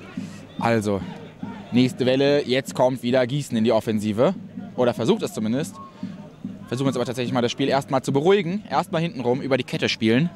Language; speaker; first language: German; native; German